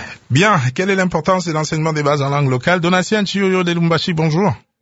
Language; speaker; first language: French; non-native, local second language; Lingala